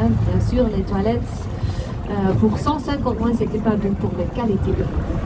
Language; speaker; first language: French; non-native, local second language; Dutch